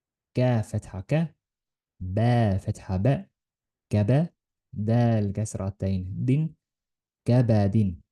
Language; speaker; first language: Arabic; non-native, learner; Estonian